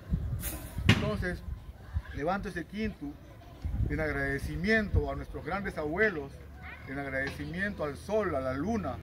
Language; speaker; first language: Spanish; native; Spanish